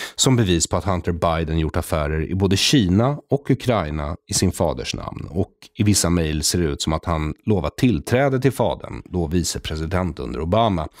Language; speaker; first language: Swedish; native; Swedish